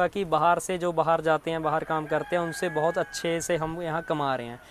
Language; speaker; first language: Hindi; native; Hindi